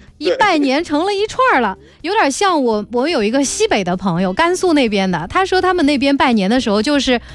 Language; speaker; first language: Chinese; native; Chinese